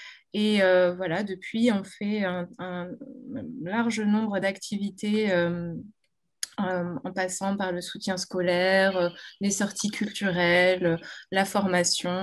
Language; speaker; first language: French; native; French